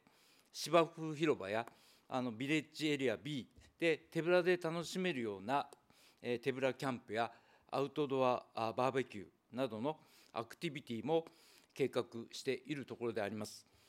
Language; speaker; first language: Japanese; native; Japanese